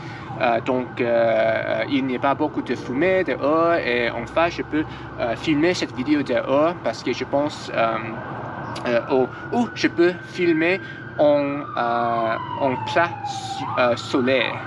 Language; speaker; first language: French; non-native, learner; English